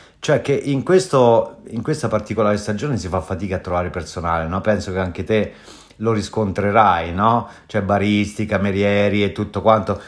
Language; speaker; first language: Italian; native; Italian